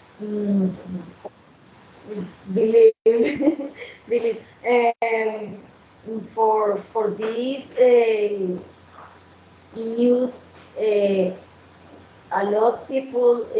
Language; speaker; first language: English; non-native, learner; Spanish